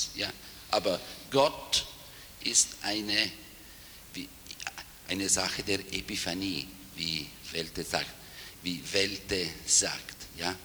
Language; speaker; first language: German; non-native, fluent; Italian